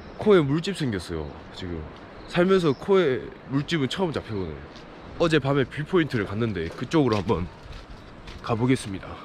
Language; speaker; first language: Korean; native; Korean